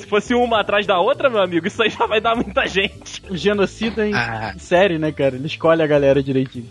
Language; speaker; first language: Portuguese; native; Portuguese